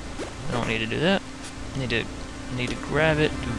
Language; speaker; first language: English; native; English